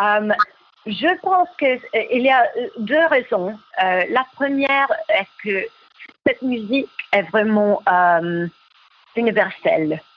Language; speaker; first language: French; non-native, learner; Italian